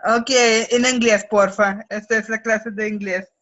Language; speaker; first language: Spanish; non-native, learner; Russian